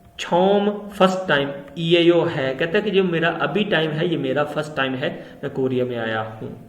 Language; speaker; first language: Urdu; non-native, local second language; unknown